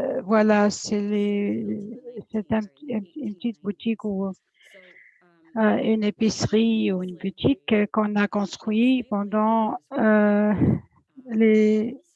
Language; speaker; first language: French; non-native, fluent; English